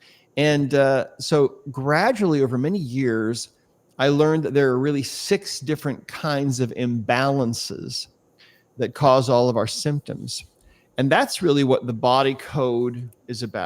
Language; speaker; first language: English; native; English